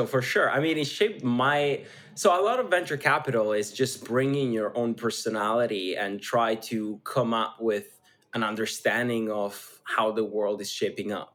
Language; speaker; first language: English; non-native, fluent; Italian